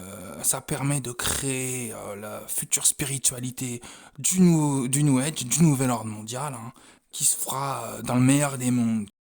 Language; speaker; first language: French; native; French